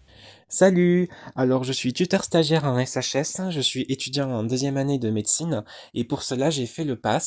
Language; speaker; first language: French; native; French